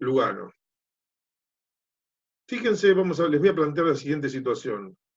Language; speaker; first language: Spanish; native; Spanish